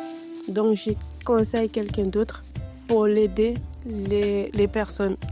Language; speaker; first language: French; non-native, learner; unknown